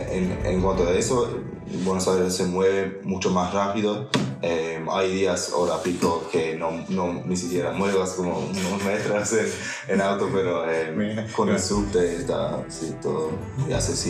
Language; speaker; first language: Spanish; non-native, fluent; English